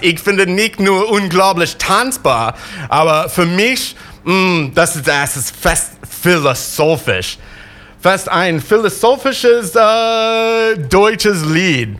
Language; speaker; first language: German; non-native, learner; English